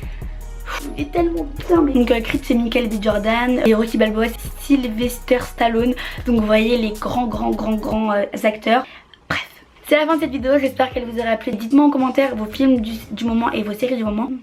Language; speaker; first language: French; native; French